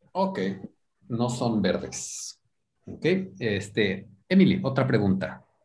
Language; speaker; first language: Spanish; non-native, fluent; English